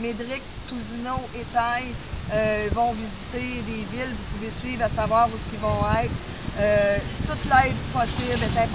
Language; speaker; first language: French; native; French